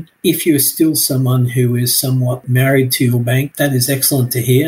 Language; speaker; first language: English; native; English